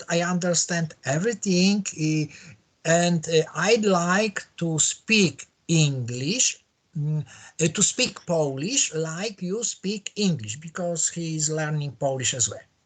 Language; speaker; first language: English; non-native, learner; Polish